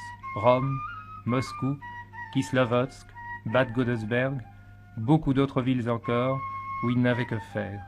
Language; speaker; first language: French; native; French